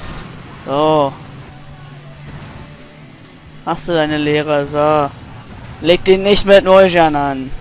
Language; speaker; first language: German; native; German